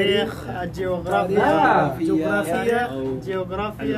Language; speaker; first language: Arabic; non-native, learner; Bangla